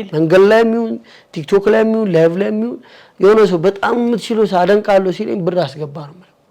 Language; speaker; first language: Amharic; native; Amharic